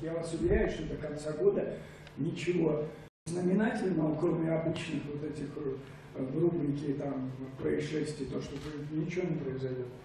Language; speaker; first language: Russian; native; Russian